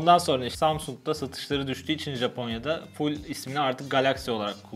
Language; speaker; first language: Turkish; native; Turkish